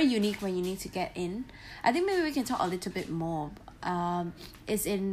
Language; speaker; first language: English; non-native, local second language; Cantonese